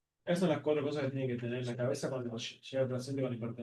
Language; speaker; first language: Spanish; native; Spanish